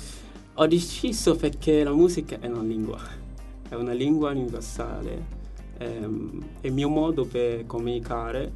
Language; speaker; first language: Italian; non-native, learner; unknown